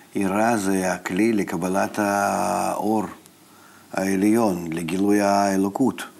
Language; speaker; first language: Hebrew; non-native, fluent; Russian